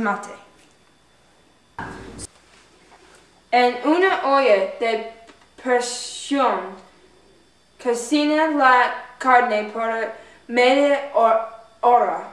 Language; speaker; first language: Spanish; non-native, learner; English